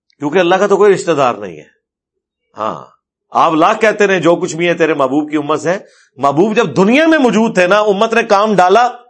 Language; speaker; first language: Urdu; non-native, local second language; Punjabi